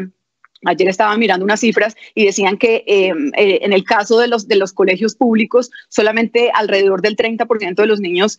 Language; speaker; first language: Spanish; native; Spanish